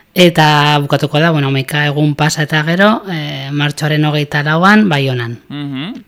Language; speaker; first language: Basque; non-native, local second language; Spanish